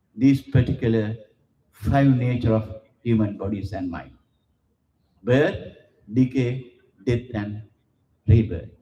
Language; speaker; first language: English; non-native, local second language; Sinhala